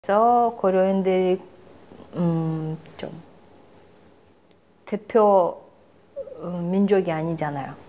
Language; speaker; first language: Korean; non-native, local second language; Russian